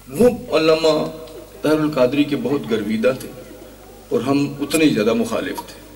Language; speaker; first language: Urdu; non-native, local second language; Punjabi